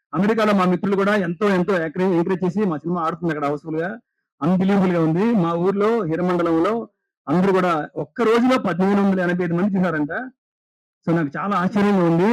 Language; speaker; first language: Telugu; native; Telugu